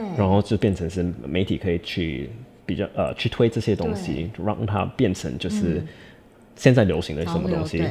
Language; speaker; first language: Chinese; non-native, fluent; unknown